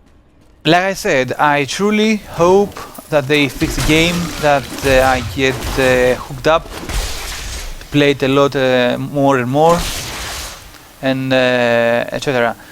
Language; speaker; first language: English; non-native, fluent; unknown